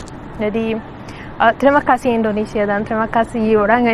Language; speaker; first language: Indonesian; non-native, fluent; Arabic